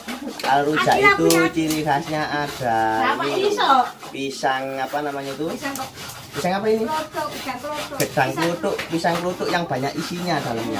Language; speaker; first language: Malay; non-native, local second language; Javanese